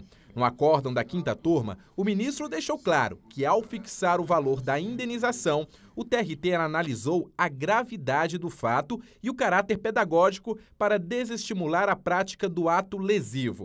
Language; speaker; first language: Portuguese; native; Portuguese